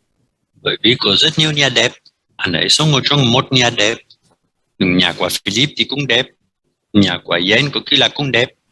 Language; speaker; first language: Vietnamese; non-native, fluent; French